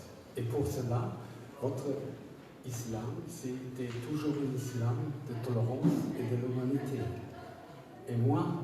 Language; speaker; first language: French; non-native, learner; German